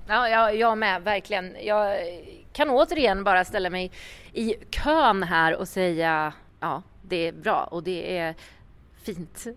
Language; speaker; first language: Swedish; native; Swedish